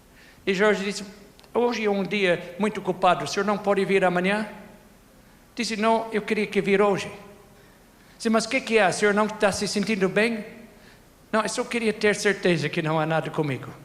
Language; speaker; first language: Portuguese; non-native, fluent; English